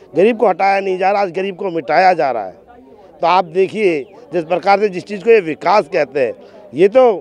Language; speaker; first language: Hindi; native; Hindi